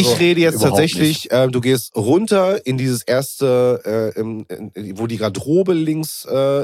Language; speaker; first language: German; native; German